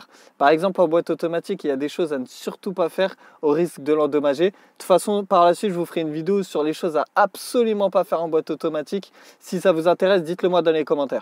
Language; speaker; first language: French; native; French